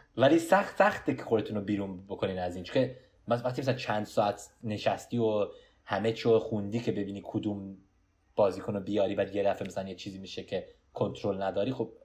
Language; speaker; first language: Persian; early bilingual, heritage; Persian